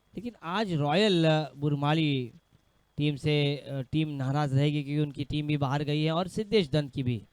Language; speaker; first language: Hindi; non-native, local second language; Marathi